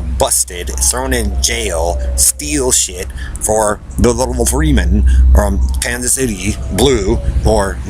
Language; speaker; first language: English; native; English